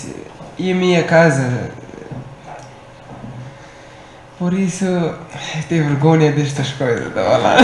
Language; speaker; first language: Portuguese; non-native, learner; Arabic